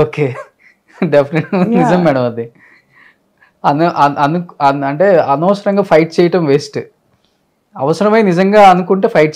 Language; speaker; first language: Telugu; native; Telugu